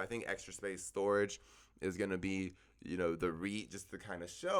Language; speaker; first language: English; native; English